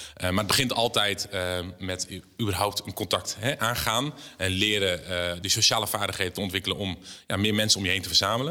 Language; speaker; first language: Dutch; native; Dutch